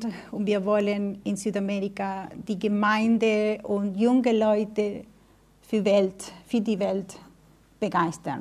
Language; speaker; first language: German; non-native, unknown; Spanish